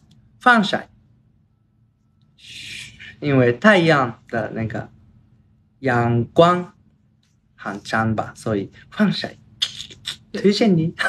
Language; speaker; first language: Chinese; non-native, learner; Japanese